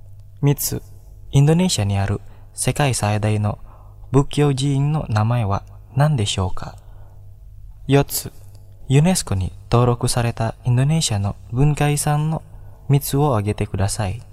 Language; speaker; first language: Japanese; non-native, fluent; Indonesian